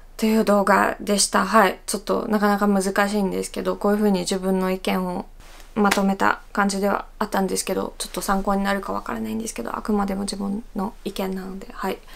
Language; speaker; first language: Japanese; non-native, fluent; Russian